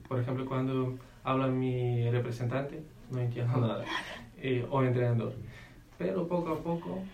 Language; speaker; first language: Spanish; non-native, learner; Ukrainian